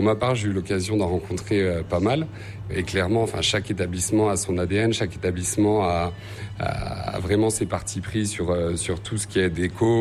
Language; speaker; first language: French; native; French